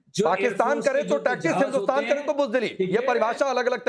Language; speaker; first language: Hindi; native; Hindi